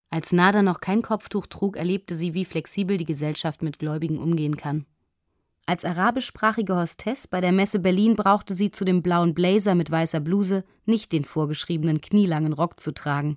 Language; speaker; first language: German; native; German